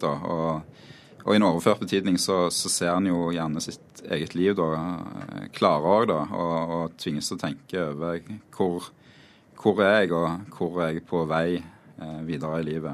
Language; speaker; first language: Norwegian; native; Norwegian